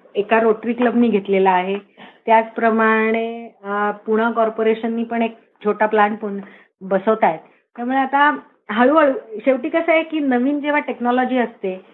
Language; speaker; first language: Marathi; native; Marathi